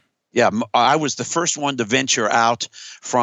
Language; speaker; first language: English; native; English